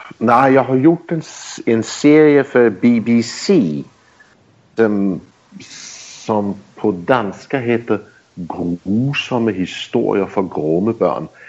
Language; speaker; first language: Swedish; early bilingual, heritage; Swedish